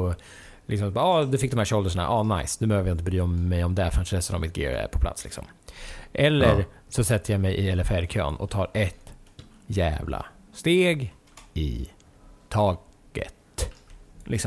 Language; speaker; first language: Swedish; native; Swedish